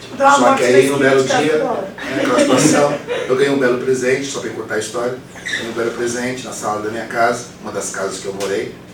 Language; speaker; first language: Portuguese; native; Portuguese